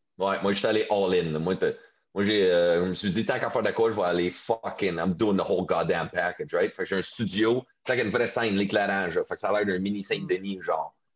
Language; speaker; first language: French; non-native, local second language; English